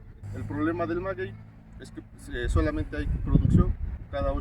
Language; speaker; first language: Spanish; native; Spanish